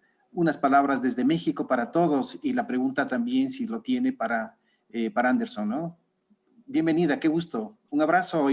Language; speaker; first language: Spanish; native; Spanish